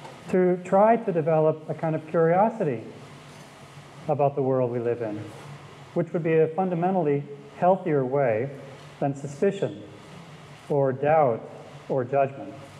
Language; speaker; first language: English; native; English